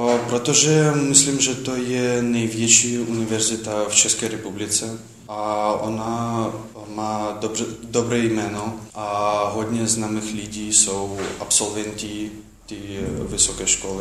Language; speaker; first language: Czech; non-native, learner; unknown